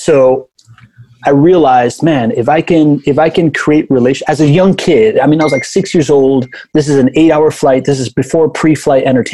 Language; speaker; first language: English; early bilingual, other home language; Spanish